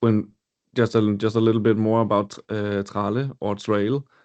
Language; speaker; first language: English; non-native, fluent; Danish